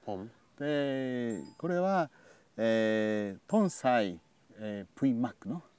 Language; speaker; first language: Japanese; non-native, learner; Thai